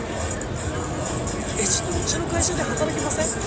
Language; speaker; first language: Japanese; native; Japanese